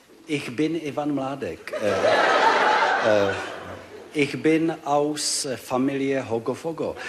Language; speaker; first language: German; non-native, learner; Czech